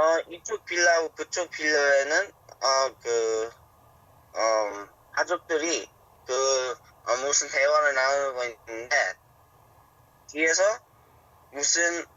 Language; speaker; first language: Korean; early bilingual, heritage; Korean